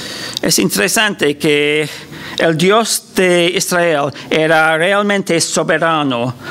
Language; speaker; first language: Spanish; non-native, fluent; English